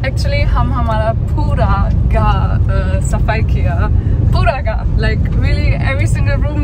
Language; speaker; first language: Hindi; non-native, learner; German